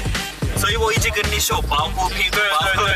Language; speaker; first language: Chinese; non-native, fluent; Turkish